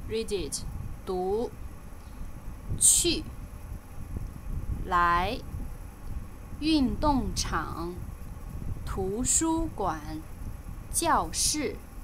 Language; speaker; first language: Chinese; non-native, fluent; Lao